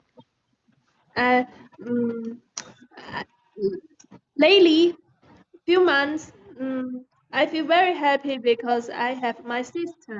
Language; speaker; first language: English; non-native, learner; Chinese